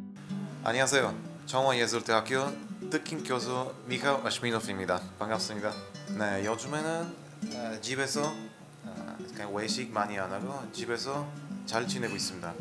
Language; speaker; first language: Korean; non-native, fluent; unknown